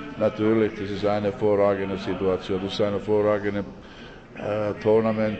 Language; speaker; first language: German; non-native, learner; Finnish